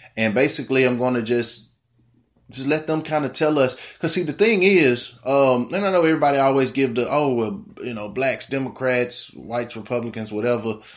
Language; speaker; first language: English; native; English